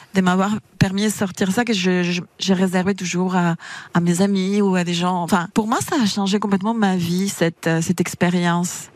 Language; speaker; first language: French; non-native, fluent; Spanish